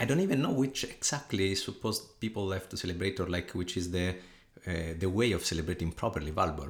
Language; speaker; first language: English; non-native, fluent; Italian